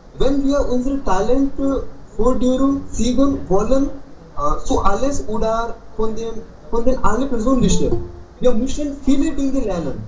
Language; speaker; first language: German; non-native, learner; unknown